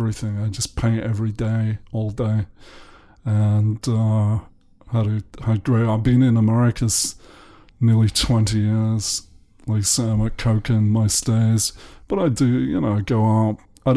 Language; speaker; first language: English; native; English